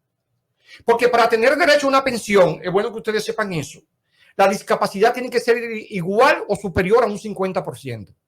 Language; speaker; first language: Spanish; native; Spanish